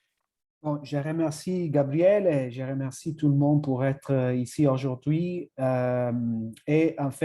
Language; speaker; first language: French; non-native, fluent; Italian